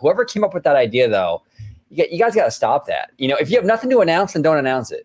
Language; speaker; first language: English; native; English